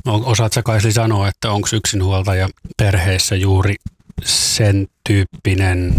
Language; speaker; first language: Finnish; native; Finnish